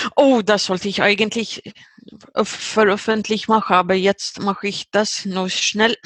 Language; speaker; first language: German; non-native, fluent; Swedish